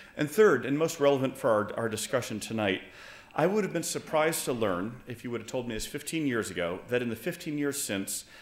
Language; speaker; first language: English; native; English